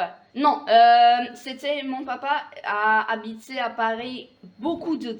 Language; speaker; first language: French; non-native, fluent; Polish